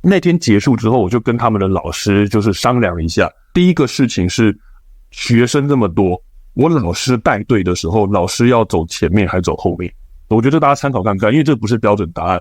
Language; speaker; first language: Chinese; native; Chinese